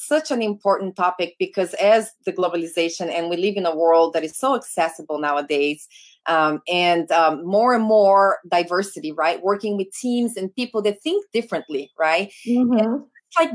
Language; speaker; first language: English; non-native, fluent; Portuguese